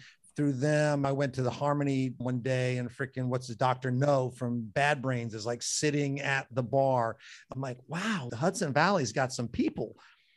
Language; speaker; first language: English; native; English